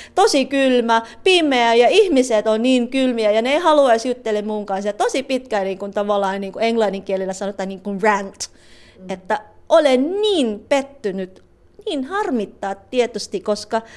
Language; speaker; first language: Finnish; non-native, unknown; Filipino